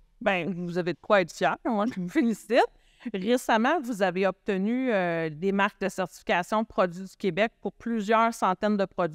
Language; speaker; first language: French; native; French